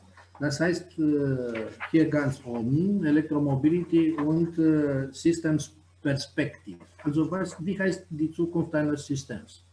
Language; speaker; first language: German; non-native, fluent; Romanian